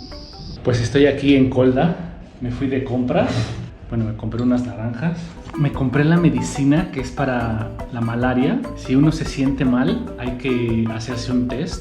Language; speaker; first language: Spanish; native; Spanish